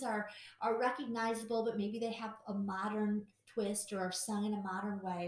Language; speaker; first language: English; native; English